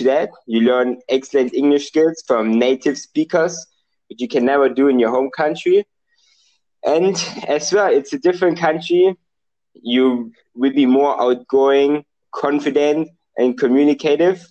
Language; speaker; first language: English; non-native, fluent; German